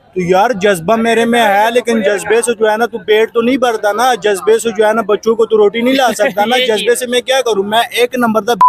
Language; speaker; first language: Urdu; native; Urdu